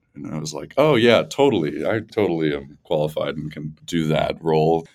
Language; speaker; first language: English; native; English